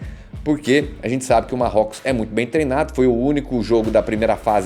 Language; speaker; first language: Portuguese; native; Portuguese